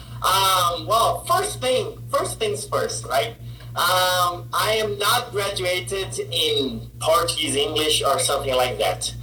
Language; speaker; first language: English; non-native, fluent; Portuguese